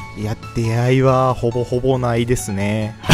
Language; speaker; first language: Japanese; early bilingual, other home language; Portuguese